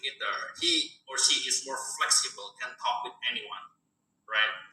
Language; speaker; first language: English; non-native, fluent; Indonesian